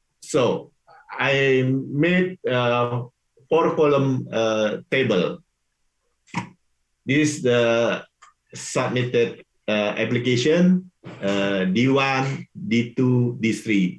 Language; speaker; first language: English; non-native, learner; Indonesian